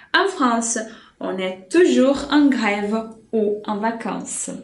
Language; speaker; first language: French; non-native, fluent; Portuguese